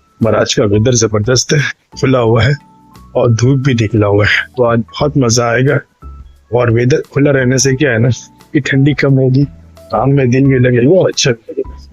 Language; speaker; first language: Hindi; native; Hindi